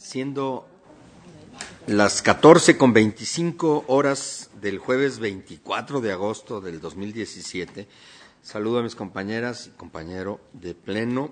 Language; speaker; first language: Spanish; native; Spanish